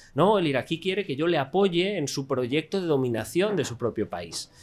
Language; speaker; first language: Spanish; native; Spanish